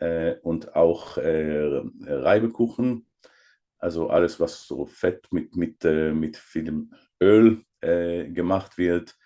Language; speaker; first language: German; non-native, fluent; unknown